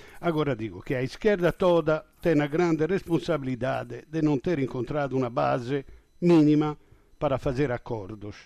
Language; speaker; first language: Portuguese; non-native, fluent; Italian